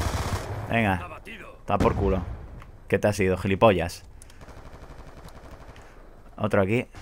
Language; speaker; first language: Spanish; native; Spanish